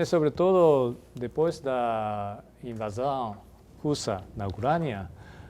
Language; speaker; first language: Portuguese; non-native, fluent; Japanese